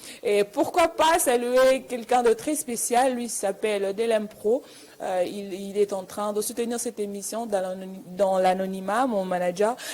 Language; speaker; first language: French; non-native, local second language; Lingala